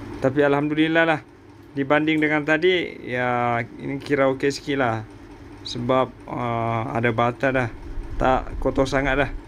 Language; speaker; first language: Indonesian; native; Indonesian